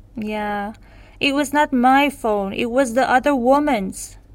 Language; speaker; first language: English; non-native, fluent; Persian